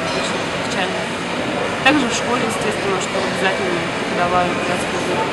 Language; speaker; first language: Russian; non-native, local second language; Buriat